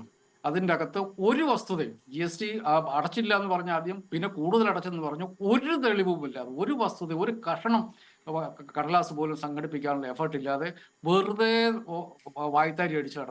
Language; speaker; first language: Malayalam; native; Malayalam